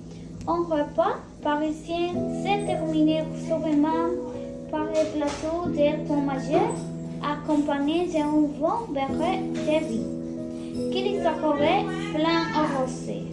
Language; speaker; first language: French; non-native, learner; Spanish